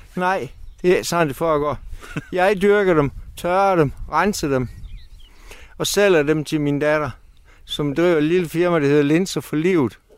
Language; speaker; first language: Danish; native; Danish